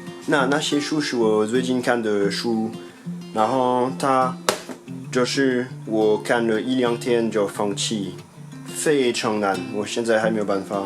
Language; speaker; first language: Chinese; non-native, fluent; French